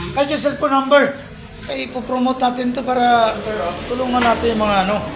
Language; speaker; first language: Filipino; non-native, local second language; Hiligaynon